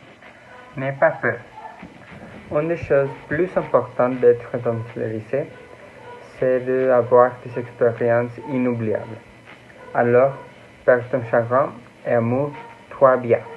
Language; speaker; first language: French; non-native, learner; Spanish